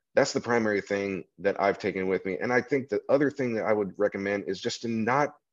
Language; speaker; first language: English; native; English